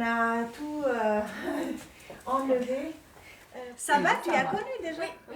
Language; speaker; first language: French; non-native, fluent; Albanian